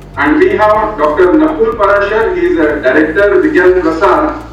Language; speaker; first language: English; non-native, local second language; Hindi